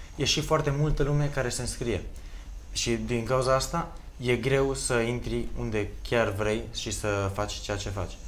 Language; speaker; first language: Romanian; early bilingual, other home language; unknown